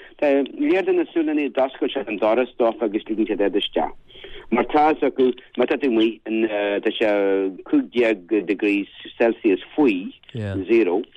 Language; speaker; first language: Irish; native; Irish